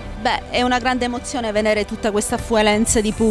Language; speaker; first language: Italian; native; Italian